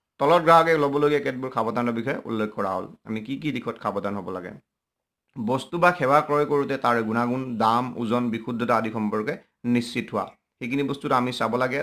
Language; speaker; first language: Assamese; non-native, local second language; Nepali